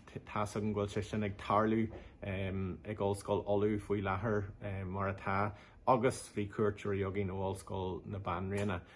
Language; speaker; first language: Irish; non-native, local second language; English